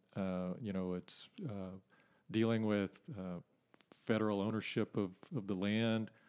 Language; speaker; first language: English; native; English